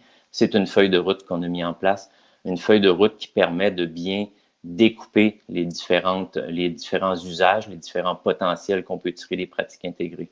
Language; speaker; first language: French; native; French